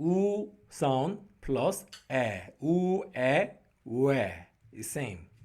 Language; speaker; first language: Korean; non-native, local second language; Filipino